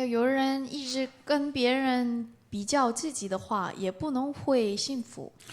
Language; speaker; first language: Chinese; non-native, learner; Korean